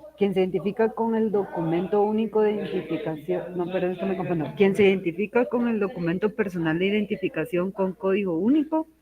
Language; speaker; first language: Spanish; native; Spanish